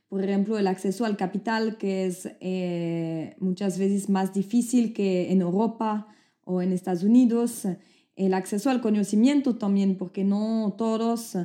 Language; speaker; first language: Spanish; non-native, fluent; French